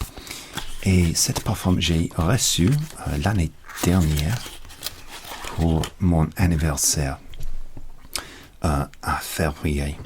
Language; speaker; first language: French; non-native, learner; English